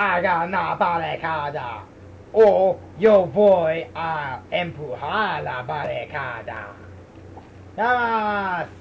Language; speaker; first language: Spanish; non-native, learner; English